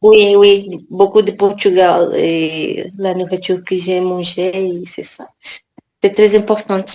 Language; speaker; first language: French; non-native, learner; Portuguese